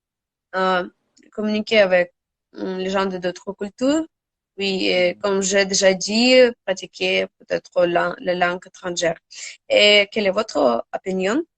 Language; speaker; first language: French; non-native, learner; Russian